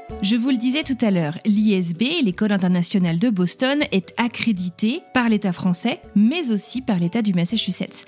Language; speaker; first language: French; native; French